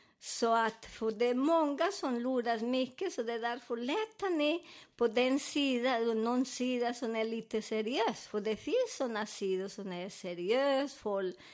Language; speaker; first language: Swedish; non-native, learner; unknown